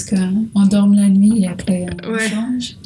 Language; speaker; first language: French; non-native, learner; Portuguese